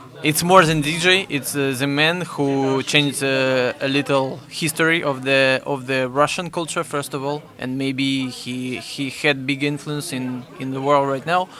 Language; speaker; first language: English; non-native, fluent; Russian